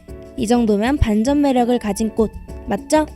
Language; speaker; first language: Korean; native; Korean